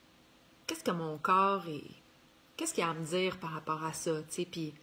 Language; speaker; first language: French; native; French